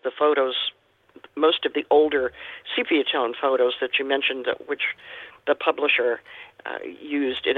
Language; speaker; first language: English; native; English